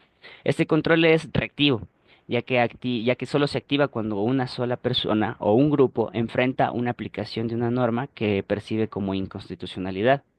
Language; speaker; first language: Spanish; native; Spanish